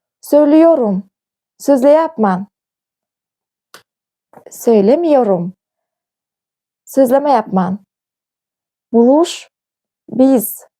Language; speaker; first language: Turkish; non-native, fluent; Uzbek